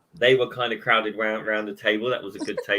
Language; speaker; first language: English; native; English